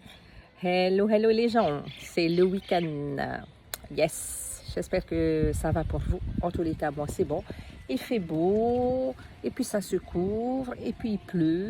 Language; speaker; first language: French; native; French